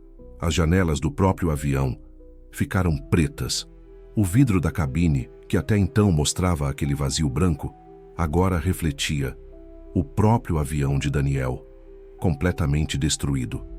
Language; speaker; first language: Portuguese; native; Portuguese